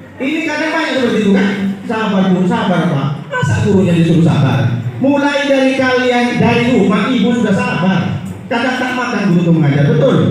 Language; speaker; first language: Indonesian; non-native, local second language; Madurese